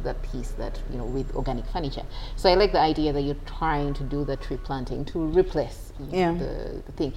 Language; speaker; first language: English; non-native, local second language; Ganda